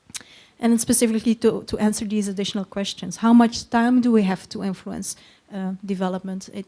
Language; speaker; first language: English; non-native, fluent; Dutch